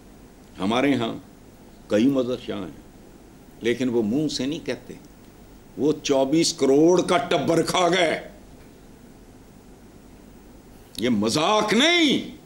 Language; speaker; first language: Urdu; non-native, local second language; Punjabi